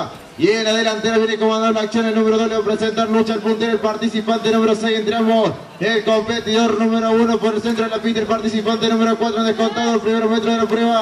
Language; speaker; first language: Spanish; native; Spanish